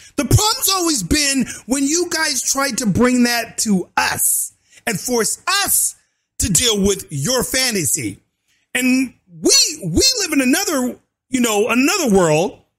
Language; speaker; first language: English; native; English